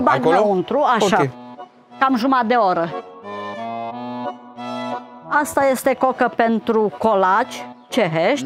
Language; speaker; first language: Romanian; non-native, local second language; Czech